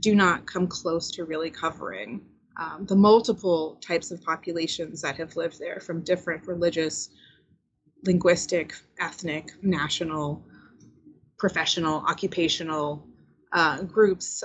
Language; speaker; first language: English; early bilingual, other home language; Spanish